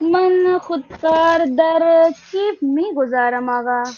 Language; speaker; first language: Persian; non-native, learner; Urdu